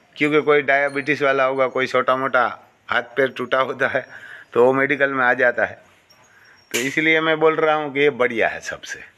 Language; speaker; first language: Hindi; non-native, local second language; Gujarati